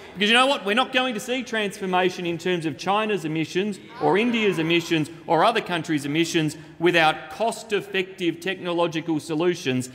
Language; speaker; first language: English; native; English